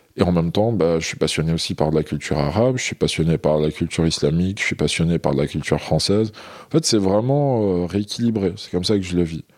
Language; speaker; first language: French; non-native, local second language; Arabic